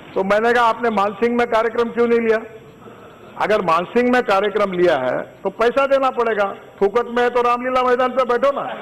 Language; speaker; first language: Hindi; non-native, local second language; Marathi